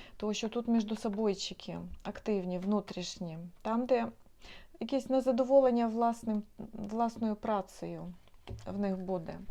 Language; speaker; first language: Ukrainian; non-native, local second language; Russian